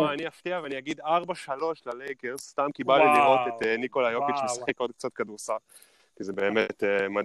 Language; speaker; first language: Hebrew; native; Hebrew